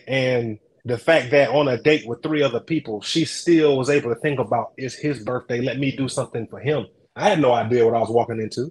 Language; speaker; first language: English; native; English